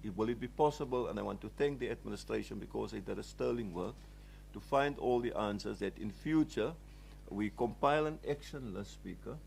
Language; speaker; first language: English; non-native, local second language; Afrikaans